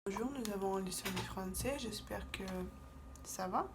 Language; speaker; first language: French; non-native, fluent; Russian